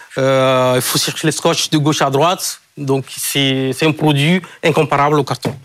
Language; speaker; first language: French; non-native, local second language; Ewe